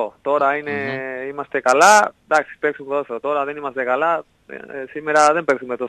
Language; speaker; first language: Greek; non-native, learner; Spanish